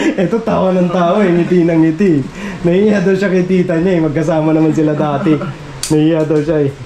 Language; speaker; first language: Filipino; non-native, local second language; Waray